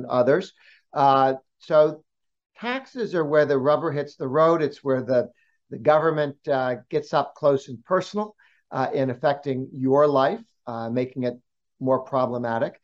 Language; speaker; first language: English; native; English